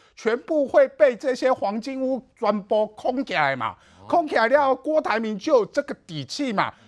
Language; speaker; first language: Chinese; native; Chinese